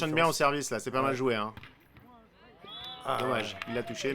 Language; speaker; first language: French; native; French